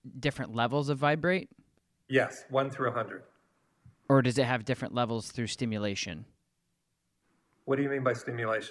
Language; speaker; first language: English; native; English